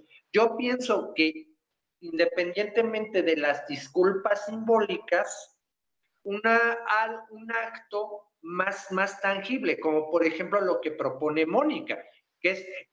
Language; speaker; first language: Spanish; native; Spanish